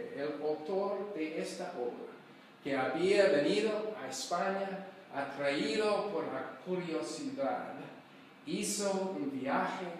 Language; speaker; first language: Spanish; non-native, fluent; English